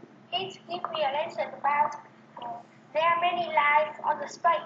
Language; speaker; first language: English; non-native, learner; Vietnamese